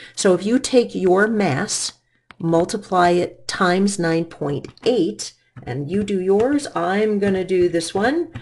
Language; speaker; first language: English; native; English